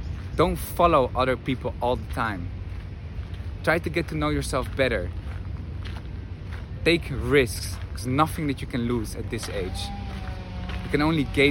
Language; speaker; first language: English; non-native, fluent; Dutch